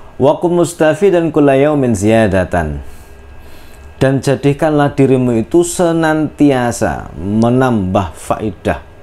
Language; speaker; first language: Malay; non-native, local second language; Javanese